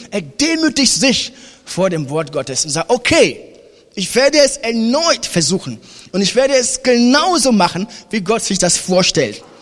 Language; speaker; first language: German; non-native, fluent; French